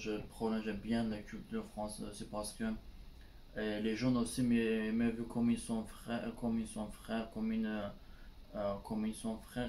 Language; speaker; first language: French; non-native, learner; Turkish